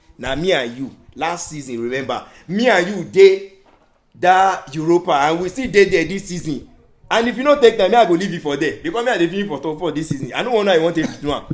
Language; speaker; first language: Nigerian Pidgin; non-native, local second language; Yoruba